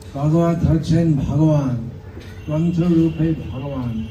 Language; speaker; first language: Bangla; non-native, fluent; English